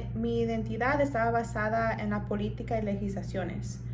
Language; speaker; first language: Spanish; early bilingual, heritage; Spanish